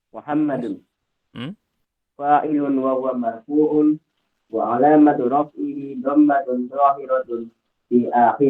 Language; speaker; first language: Arabic; non-native, learner; Indonesian